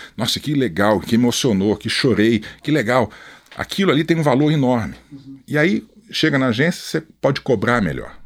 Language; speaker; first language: Portuguese; native; Portuguese